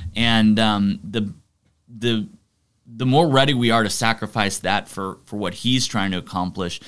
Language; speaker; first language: English; native; English